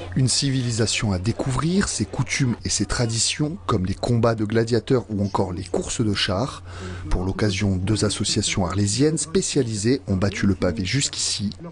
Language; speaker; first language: French; native; French